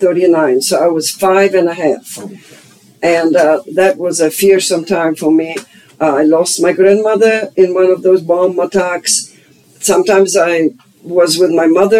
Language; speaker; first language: English; non-native, fluent; German